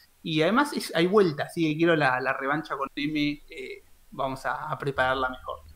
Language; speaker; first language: Spanish; native; Spanish